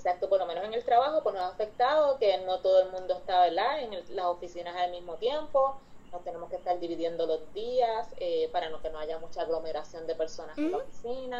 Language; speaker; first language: Spanish; native; Spanish